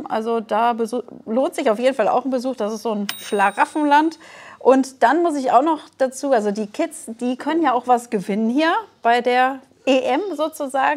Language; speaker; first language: German; native; German